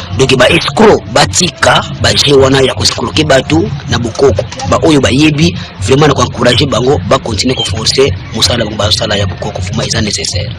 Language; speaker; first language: Lingala; non-native, local second language; Kongo